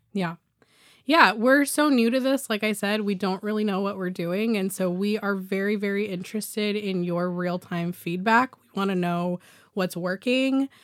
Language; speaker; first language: English; native; English